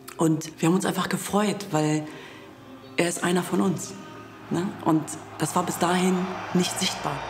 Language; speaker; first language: German; early bilingual, other home language; Kurdish